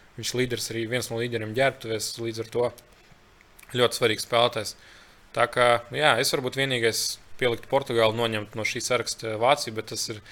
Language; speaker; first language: Latvian; early bilingual, other home language; Lithuanian